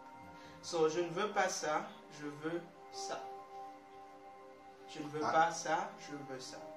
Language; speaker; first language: French; non-native, learner; English